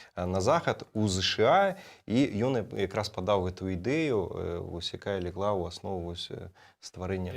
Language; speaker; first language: Belarusian; native; Belarusian